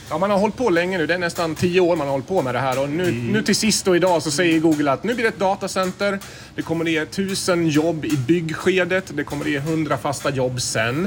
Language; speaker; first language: Swedish; native; Swedish